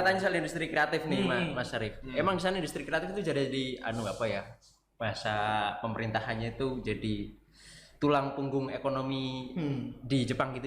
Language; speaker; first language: Indonesian; native; Indonesian